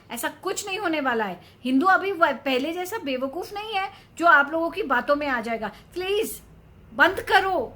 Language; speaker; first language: Hindi; non-native, local second language; Bangla